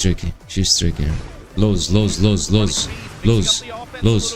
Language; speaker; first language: English; non-native, local second language; Arabic